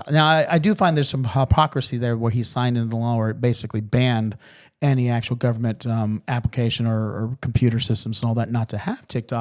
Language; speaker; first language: English; native; English